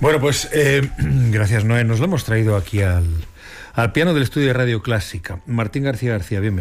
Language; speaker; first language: Spanish; native; Spanish